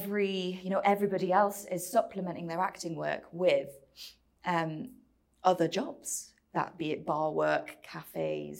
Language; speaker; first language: English; native; English